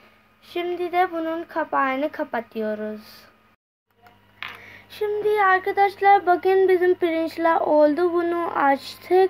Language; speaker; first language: Turkish; non-native, fluent; Urdu